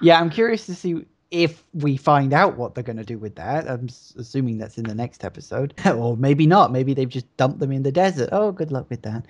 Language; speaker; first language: English; native; English